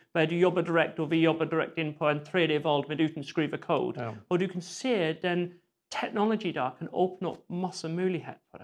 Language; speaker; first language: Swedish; non-native, fluent; English